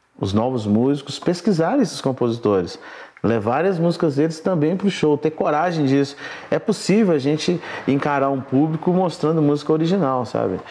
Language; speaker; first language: Portuguese; native; Portuguese